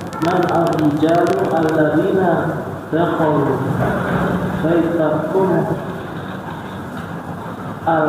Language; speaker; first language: Arabic; non-native, learner; Indonesian